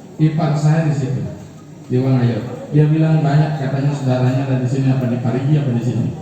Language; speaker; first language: Indonesian; non-native, local second language; Balinese